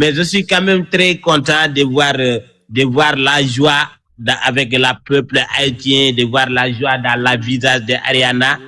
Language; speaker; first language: French; non-native, local second language; Wolof